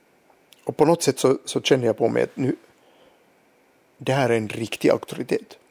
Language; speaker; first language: Swedish; non-native, local second language; Finnish